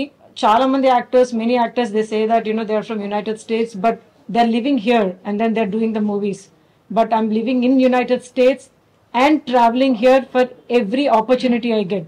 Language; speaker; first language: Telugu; early bilingual, heritage; Telugu